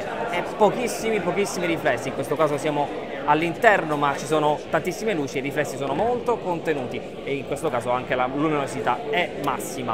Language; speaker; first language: Italian; native; Italian